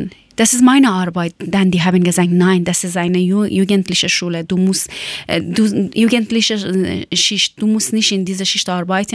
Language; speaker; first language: German; non-native, learner; Persian